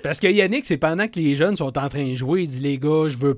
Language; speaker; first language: French; native; French